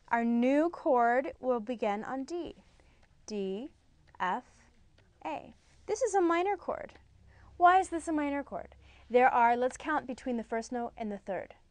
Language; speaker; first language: English; native; English